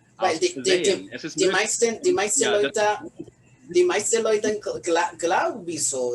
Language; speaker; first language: German; non-native, learner; Spanish